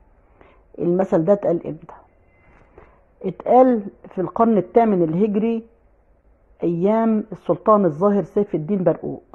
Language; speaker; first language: Arabic; native; Arabic